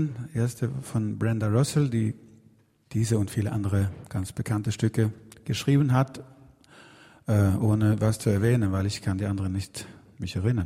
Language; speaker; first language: German; non-native, learner; Swedish